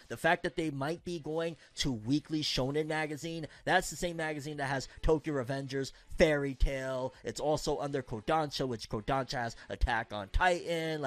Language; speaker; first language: English; native; English